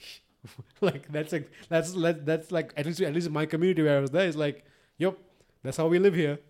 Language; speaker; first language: English; non-native, local second language; Sinhala